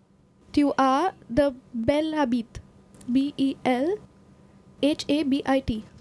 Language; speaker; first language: French; non-native, learner; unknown